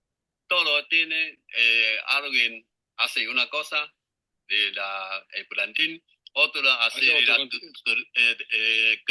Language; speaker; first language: Spanish; non-native, learner; Chinese